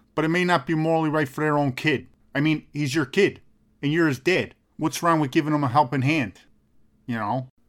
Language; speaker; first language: English; native; English